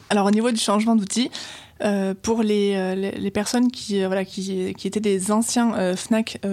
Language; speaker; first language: French; native; French